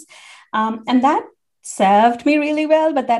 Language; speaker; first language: English; non-native, local second language; Hindi